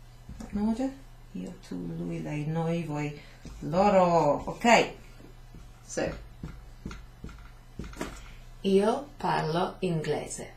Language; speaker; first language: Italian; non-native, fluent; English